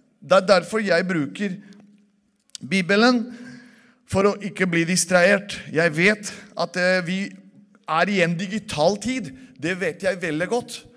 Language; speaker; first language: Norwegian; non-native, fluent; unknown